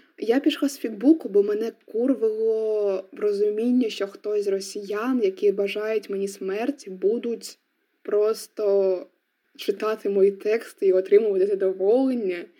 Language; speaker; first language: Ukrainian; non-native, local second language; Russian